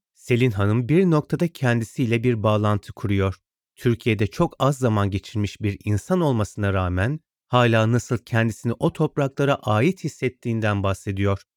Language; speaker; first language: Turkish; native; Turkish